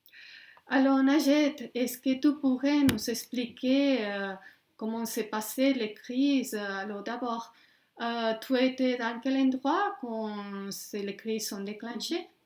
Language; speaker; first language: French; non-native, fluent; Spanish